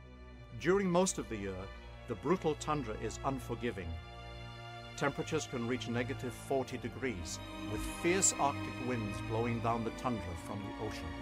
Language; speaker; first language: English; native; English